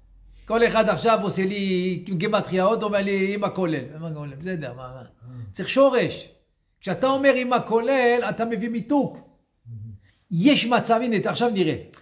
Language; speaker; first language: Hebrew; non-native, fluent; French